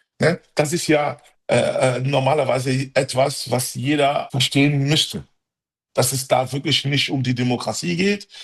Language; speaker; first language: German; early bilingual, other home language; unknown